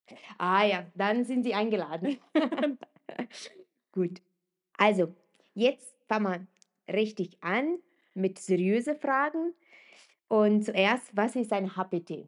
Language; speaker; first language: German; non-native, fluent; Italian